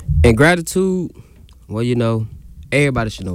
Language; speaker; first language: English; native; English